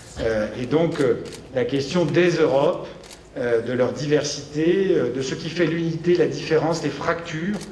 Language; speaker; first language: French; native; French